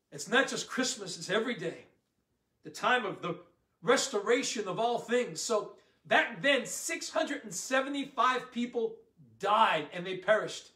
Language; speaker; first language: English; native; English